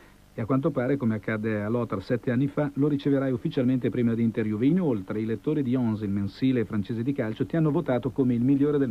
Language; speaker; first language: Italian; native; Italian